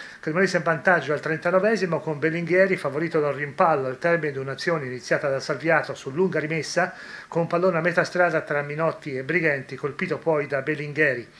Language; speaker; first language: Italian; native; Italian